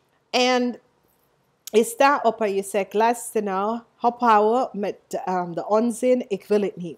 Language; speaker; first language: Dutch; non-native, learner; English